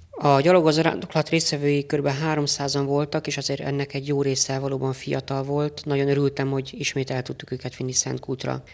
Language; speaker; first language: Hungarian; native; Hungarian